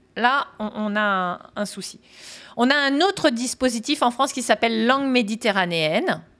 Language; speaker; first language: French; native; French